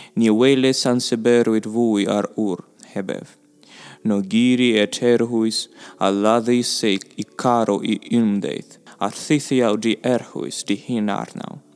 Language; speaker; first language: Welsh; non-native, learner; Russian